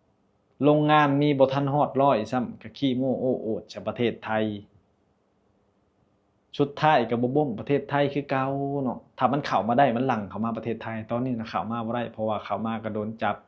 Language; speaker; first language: Thai; non-native, local second language; Lao